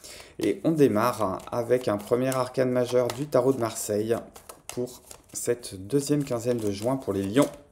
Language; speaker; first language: French; native; French